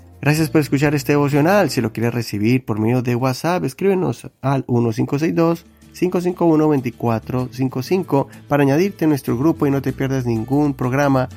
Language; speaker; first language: Spanish; native; Spanish